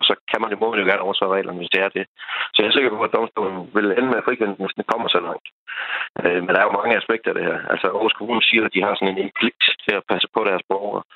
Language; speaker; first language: Danish; native; Danish